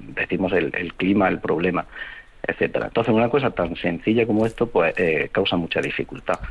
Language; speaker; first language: Spanish; native; Spanish